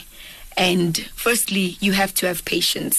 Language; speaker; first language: English; non-native, local second language; Northern Sotho